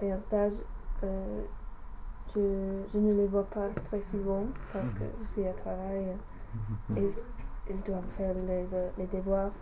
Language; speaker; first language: French; non-native, learner; English